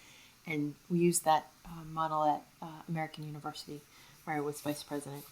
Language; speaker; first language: English; native; English